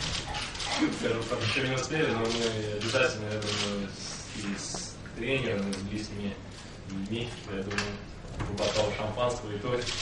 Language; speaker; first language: Russian; native; Russian